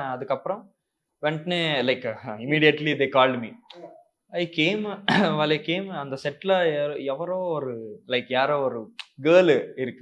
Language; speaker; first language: Tamil; non-native, learner; Telugu